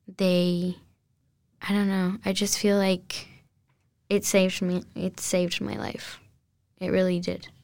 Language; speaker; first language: English; non-native, fluent; Spanish